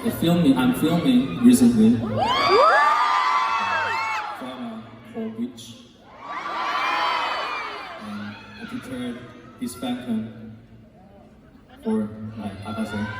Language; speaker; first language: English; non-native, learner; Korean